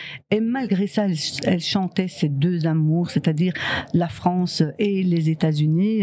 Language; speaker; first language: French; early bilingual, other home language; Riffian